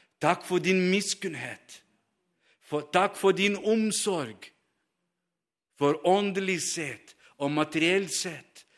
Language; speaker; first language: Norwegian; non-native, fluent; Ukrainian